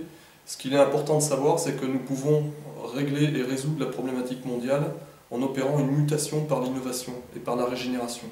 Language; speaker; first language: French; native; French